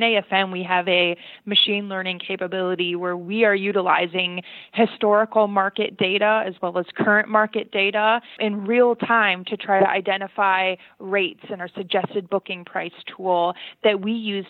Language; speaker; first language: English; native; English